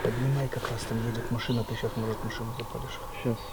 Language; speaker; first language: Russian; non-native, local second language; Ukrainian